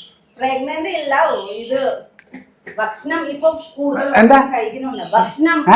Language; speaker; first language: Malayalam; non-native, learner; Nepali